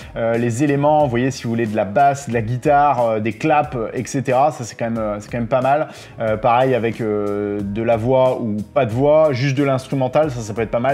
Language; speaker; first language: French; native; French